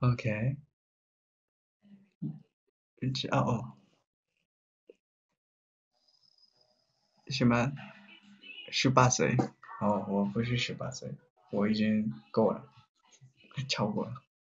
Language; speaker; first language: Chinese; non-native, learner; Japanese